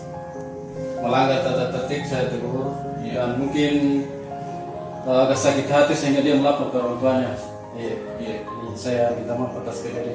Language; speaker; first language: Indonesian; native; Indonesian